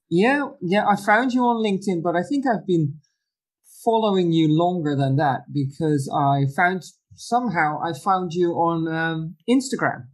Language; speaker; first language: English; non-native, fluent; Dutch